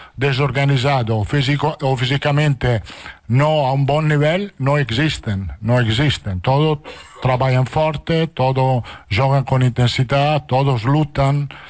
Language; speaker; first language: Portuguese; non-native, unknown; Italian